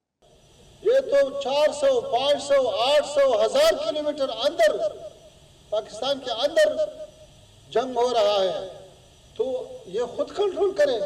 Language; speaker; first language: Hindi; non-native, fluent; Pashto